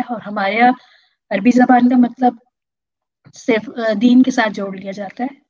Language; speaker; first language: Urdu; native; Urdu